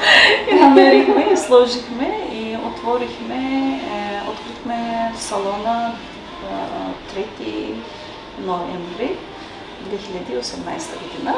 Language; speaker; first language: Bulgarian; non-native, local second language; Turkish